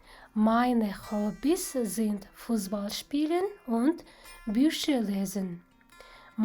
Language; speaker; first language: German; non-native, fluent; Kazakh